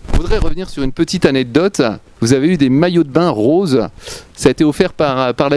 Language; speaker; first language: French; native; French